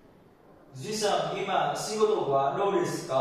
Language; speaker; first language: Japanese; non-native, learner; Vietnamese